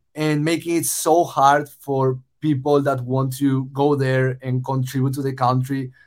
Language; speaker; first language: English; non-native, fluent; Spanish